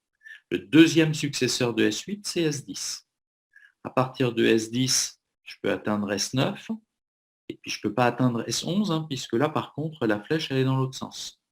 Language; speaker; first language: French; native; French